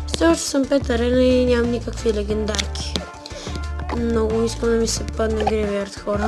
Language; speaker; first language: Bulgarian; native; Bulgarian